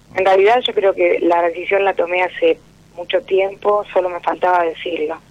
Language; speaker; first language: Spanish; native; Spanish